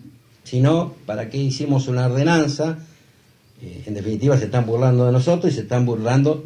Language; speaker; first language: Spanish; native; Spanish